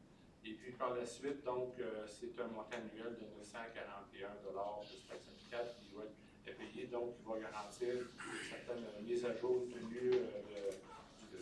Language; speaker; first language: French; native; French